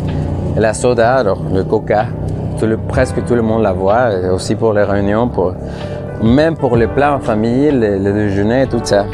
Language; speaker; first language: French; non-native, fluent; Spanish